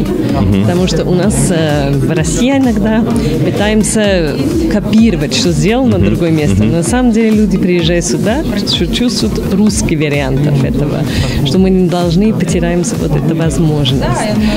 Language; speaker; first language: Russian; non-native, fluent; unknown